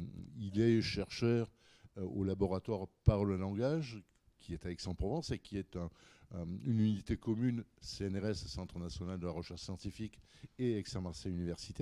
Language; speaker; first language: French; native; French